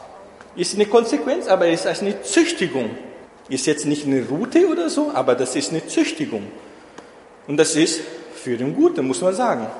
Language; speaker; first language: German; non-native, fluent; Portuguese